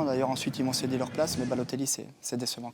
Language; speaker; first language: French; native; French